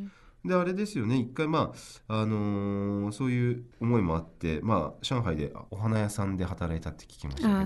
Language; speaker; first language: Japanese; native; Japanese